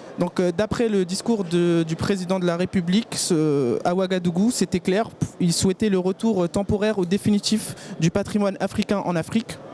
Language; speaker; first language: French; early bilingual, other home language; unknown